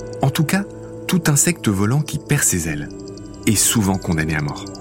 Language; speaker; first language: French; native; French